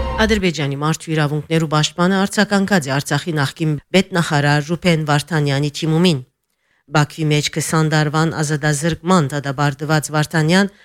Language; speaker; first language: Armenian; early bilingual, heritage; Armenian